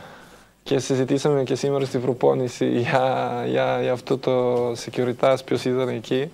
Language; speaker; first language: Greek; non-native, fluent; Serbian